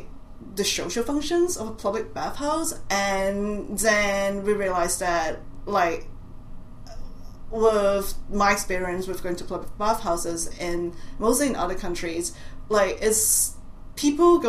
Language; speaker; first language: English; non-native, local second language; Cantonese